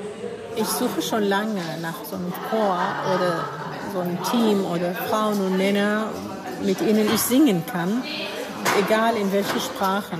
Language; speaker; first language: German; non-native, fluent; Arabic